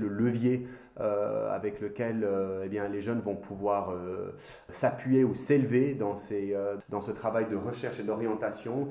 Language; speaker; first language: French; native; French